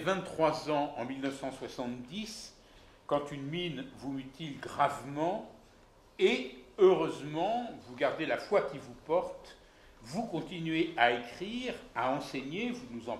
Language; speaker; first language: French; native; French